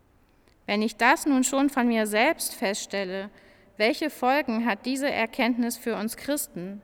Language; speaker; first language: German; native; German